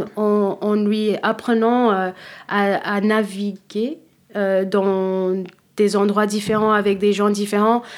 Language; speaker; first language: French; non-native, fluent; English